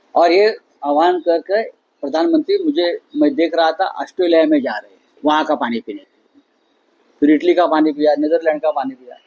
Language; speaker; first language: Hindi; non-native, local second language; Marathi